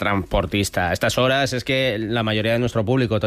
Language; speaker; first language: Spanish; native; Spanish